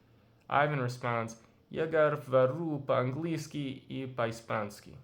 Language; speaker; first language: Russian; non-native, learner; English